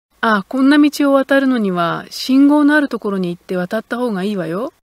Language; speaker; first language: Japanese; native; Japanese